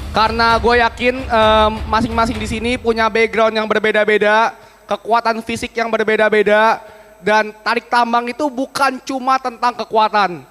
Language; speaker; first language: Indonesian; native; Indonesian